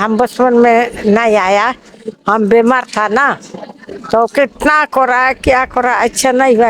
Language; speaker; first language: Hindi; non-native, local second language; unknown